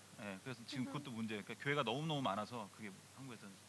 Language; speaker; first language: Korean; native; Korean